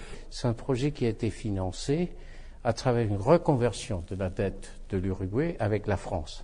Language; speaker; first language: French; non-native, fluent; Spanish